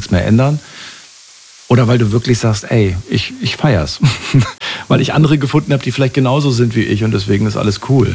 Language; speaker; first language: German; native; German